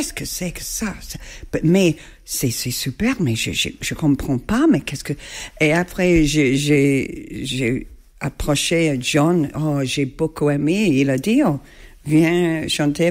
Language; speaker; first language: French; non-native, learner; English